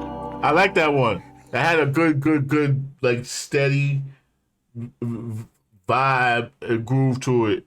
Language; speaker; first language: English; native; English